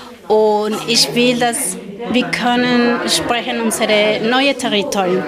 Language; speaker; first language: German; non-native, learner; Spanish